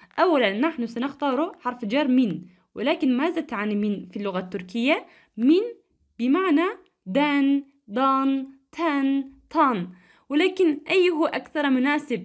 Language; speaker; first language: Arabic; non-native, fluent; Turkish